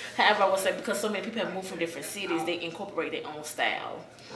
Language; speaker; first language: English; native; English